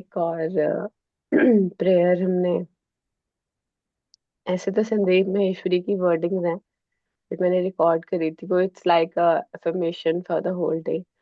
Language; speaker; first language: Hindi; native; Hindi